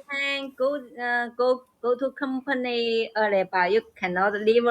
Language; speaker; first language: English; non-native, learner; Chinese